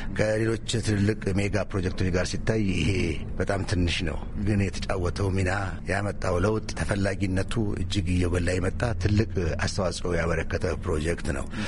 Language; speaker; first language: Amharic; native; Amharic